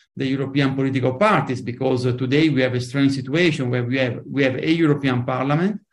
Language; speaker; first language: English; non-native, fluent; Italian